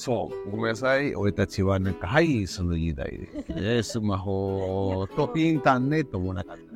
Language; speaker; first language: Japanese; non-native, learner; Spanish